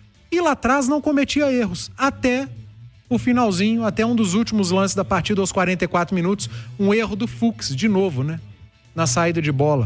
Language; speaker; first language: Portuguese; native; Portuguese